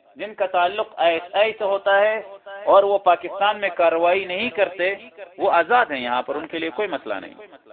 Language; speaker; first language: Urdu; non-native, local second language; Pashto